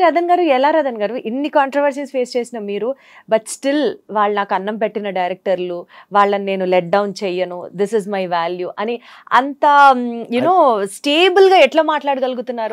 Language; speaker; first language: Telugu; native; Telugu